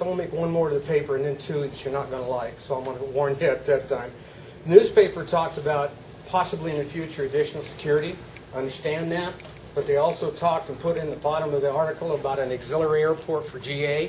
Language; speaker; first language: English; native; English